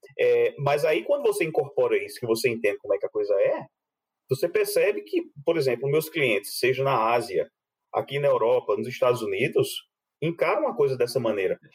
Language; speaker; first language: Portuguese; native; Portuguese